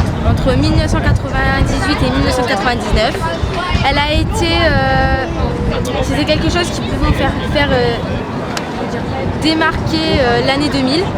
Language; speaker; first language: French; native; French